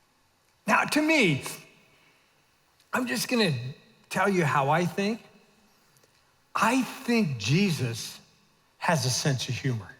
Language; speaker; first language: English; native; English